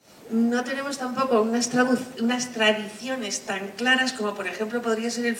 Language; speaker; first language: Spanish; native; Spanish